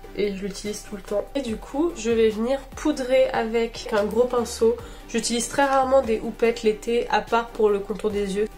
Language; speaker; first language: French; early bilingual, other home language; Portuguese